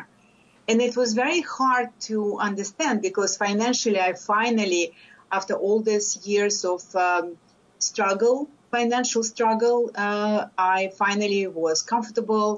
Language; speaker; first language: English; non-native, fluent; Lithuanian